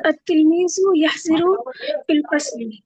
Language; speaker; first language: Arabic; non-native, learner; Urdu